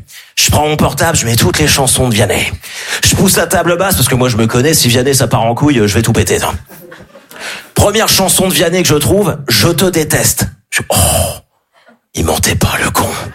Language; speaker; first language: French; native; French